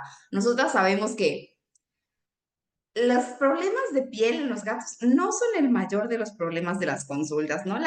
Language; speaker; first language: Spanish; native; Spanish